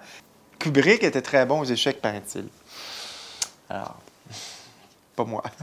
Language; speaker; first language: French; native; French